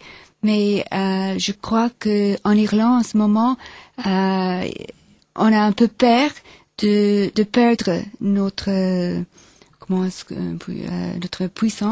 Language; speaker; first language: French; non-native, fluent; English